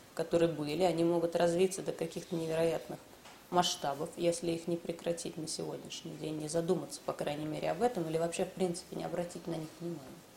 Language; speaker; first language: Russian; native; Russian